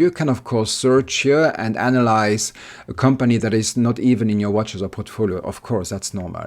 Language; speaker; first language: English; non-native, fluent; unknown